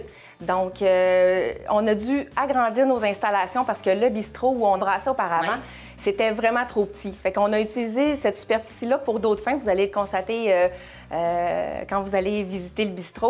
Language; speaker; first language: French; native; French